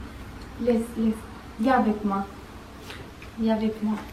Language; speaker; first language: French; non-native, learner; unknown